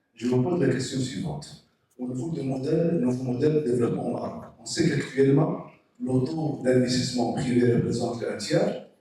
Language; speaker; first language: French; non-native, local second language; Arabic